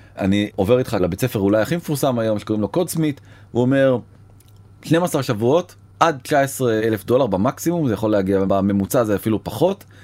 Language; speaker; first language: Hebrew; native; Hebrew